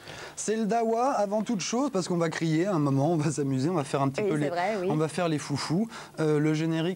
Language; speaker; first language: French; native; French